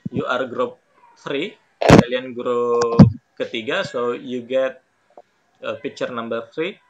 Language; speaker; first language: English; non-native, fluent; Indonesian